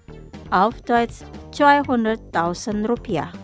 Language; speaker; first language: German; non-native, fluent; Indonesian